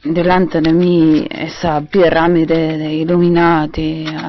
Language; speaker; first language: Spanish; non-native, fluent; German